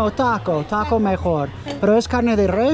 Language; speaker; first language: Spanish; non-native, learner; English